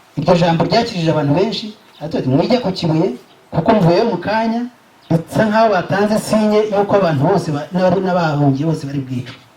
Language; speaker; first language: Kinyarwanda; native; Kinyarwanda